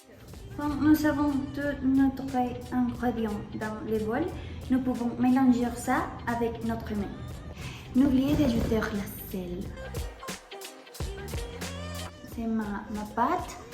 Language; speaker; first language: French; non-native, learner; Spanish